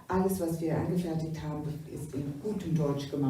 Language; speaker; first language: German; native; German